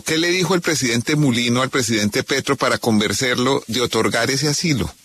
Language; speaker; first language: Spanish; native; Spanish